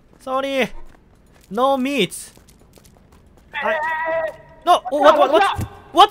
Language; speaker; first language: English; non-native, learner; Japanese